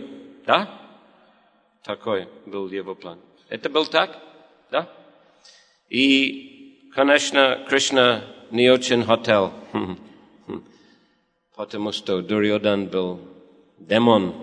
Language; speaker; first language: Russian; non-native, learner; English